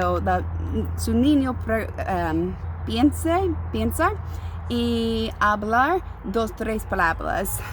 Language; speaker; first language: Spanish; non-native, learner; English